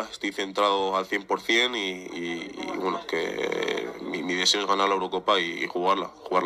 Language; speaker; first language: Spanish; early bilingual, other home language; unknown